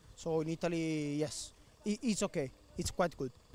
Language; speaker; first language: English; non-native, learner; Italian